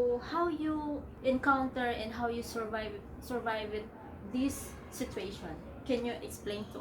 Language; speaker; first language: English; non-native, local second language; Filipino